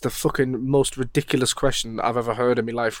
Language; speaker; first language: English; native; English